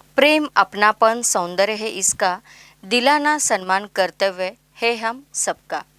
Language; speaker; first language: Hindi; non-native, local second language; Marathi